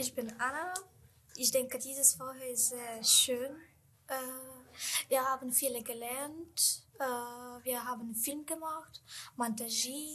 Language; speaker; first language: German; non-native, learner; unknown